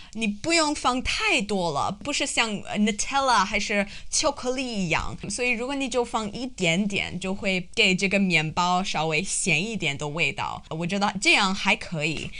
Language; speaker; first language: Chinese; non-native, fluent; English